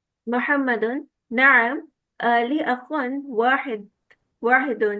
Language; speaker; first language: Arabic; non-native, learner; Urdu